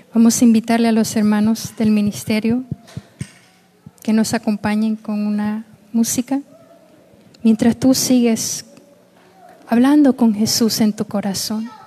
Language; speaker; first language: Spanish; native; Spanish